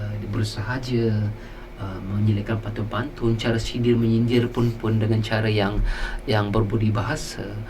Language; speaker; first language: Malay; native; Malay